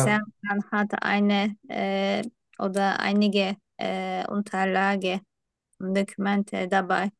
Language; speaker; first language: German; non-native, learner; Turkish